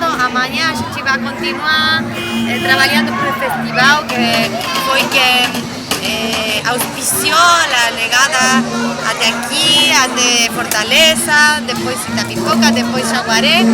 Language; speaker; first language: Portuguese; non-native, fluent; Spanish